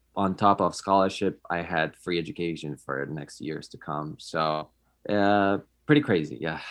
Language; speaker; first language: English; non-native, fluent; Polish